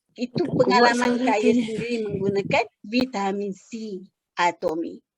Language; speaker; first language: Malay; native; Malay